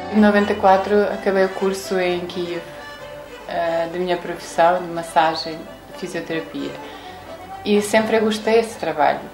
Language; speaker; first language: Portuguese; non-native, fluent; Ukrainian